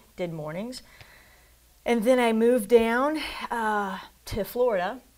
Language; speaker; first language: English; native; English